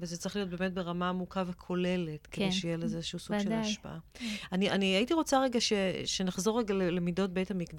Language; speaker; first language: Hebrew; native; Hebrew